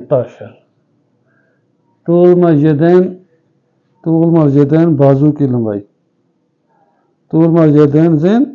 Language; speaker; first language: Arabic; non-native, learner; Urdu